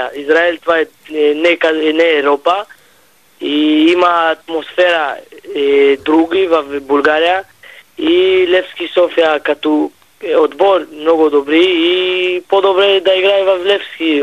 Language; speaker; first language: Bulgarian; non-native, learner; Hebrew